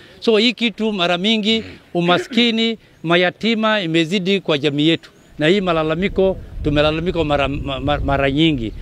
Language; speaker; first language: Swahili; non-native, local second language; Somali